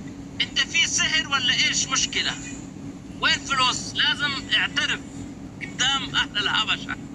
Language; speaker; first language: Arabic; native; Arabic